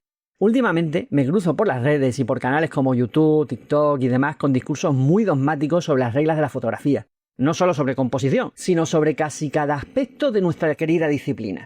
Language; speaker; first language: Spanish; native; Spanish